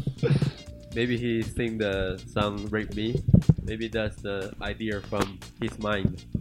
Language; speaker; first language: English; non-native, learner; Chinese